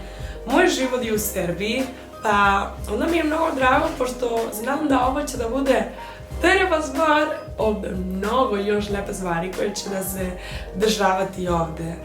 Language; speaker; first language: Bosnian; non-native, fluent; Spanish